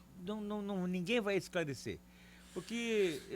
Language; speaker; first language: Portuguese; native; Portuguese